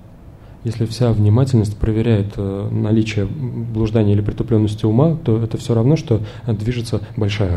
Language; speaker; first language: Russian; native; Russian